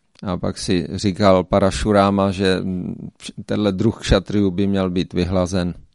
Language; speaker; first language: Czech; native; Czech